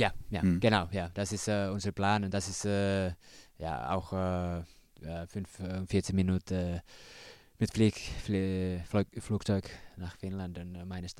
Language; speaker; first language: German; non-native, learner; Finnish